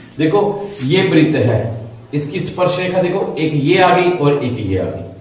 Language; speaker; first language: Hindi; non-native, local second language; Punjabi